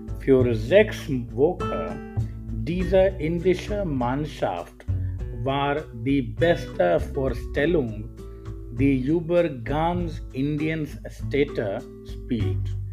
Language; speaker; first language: German; non-native, learner; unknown